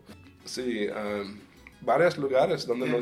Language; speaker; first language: Spanish; early bilingual, heritage; Spanish